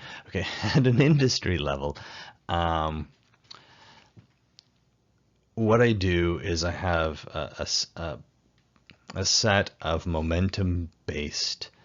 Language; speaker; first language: English; native; English